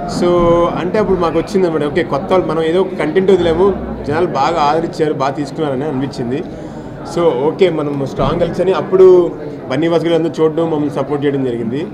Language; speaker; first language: Telugu; native; Telugu